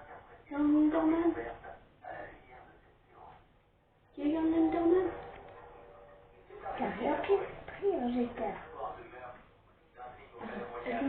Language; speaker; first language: French; native; French